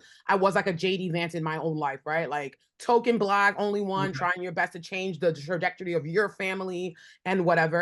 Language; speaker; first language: English; native; English